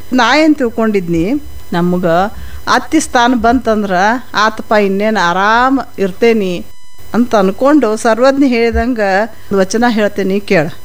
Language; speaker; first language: Kannada; native; Kannada